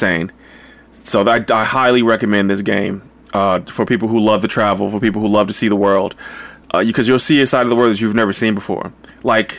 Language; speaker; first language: English; native; English